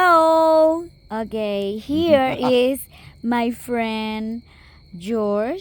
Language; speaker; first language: English; non-native, local second language; Spanish